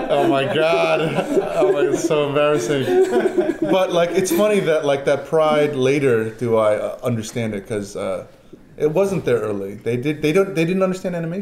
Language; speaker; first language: English; native; English